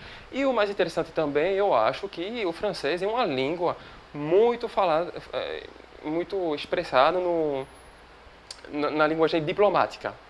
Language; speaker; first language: Portuguese; non-native, fluent; French